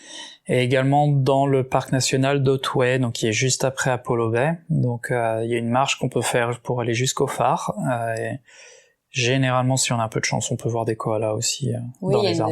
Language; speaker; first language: French; native; French